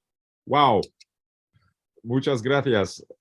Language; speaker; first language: Spanish; non-native, learner; English